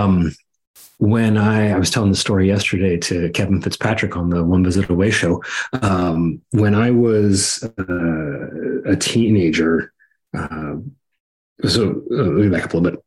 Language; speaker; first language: English; native; English